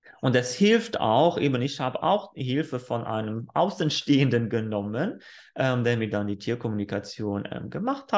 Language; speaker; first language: German; non-native, fluent; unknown